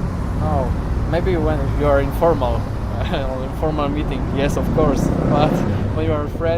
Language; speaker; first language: English; non-native, learner; Polish